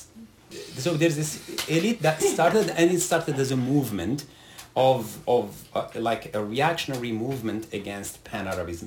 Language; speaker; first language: English; non-native, fluent; Arabic